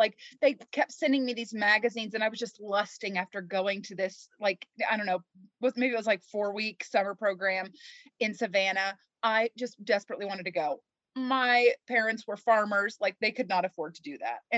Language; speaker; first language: English; native; English